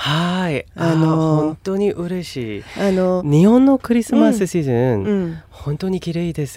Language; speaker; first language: Japanese; non-native, learner; Korean